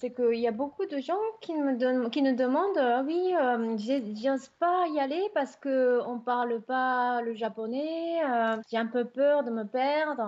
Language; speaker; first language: French; non-native, fluent; Japanese